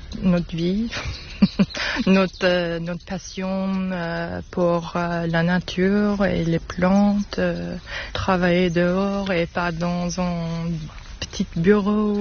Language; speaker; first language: French; non-native, learner; English